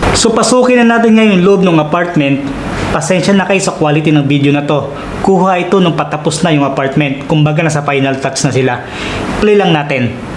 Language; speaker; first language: Filipino; non-native, local second language; Waray